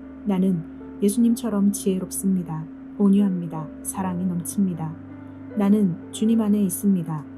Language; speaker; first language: Korean; native; Korean